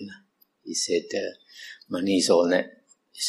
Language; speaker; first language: English; non-native, local second language; Min Nan Chinese